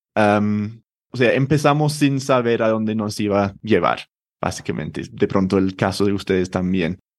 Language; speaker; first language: Spanish; non-native, fluent; English